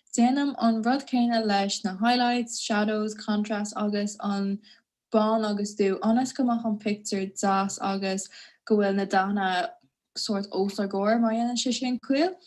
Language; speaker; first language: Irish; native; Irish